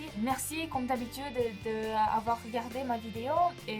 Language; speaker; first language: French; non-native, fluent; Japanese